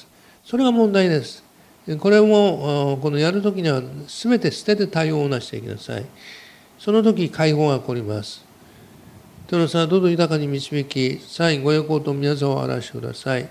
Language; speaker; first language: Japanese; native; Japanese